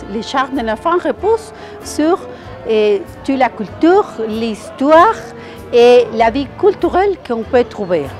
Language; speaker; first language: French; non-native, fluent; Spanish